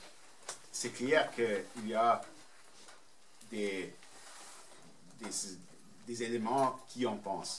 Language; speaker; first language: French; non-native, fluent; German